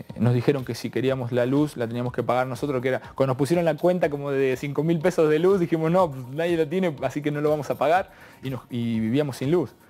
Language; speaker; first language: Spanish; native; Spanish